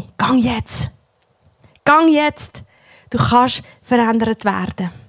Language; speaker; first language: German; native; German